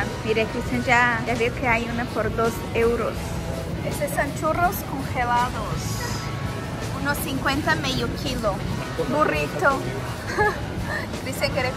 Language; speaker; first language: Spanish; non-native, fluent; Portuguese